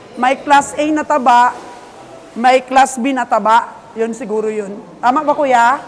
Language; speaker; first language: Filipino; non-native, local second language; Cebuano